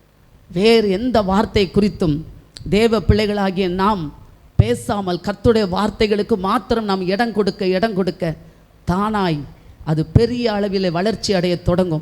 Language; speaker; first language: Tamil; native; Tamil